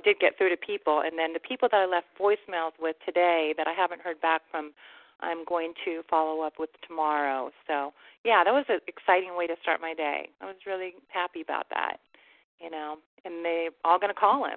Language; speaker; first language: English; native; English